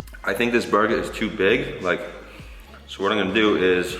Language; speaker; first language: English; native; English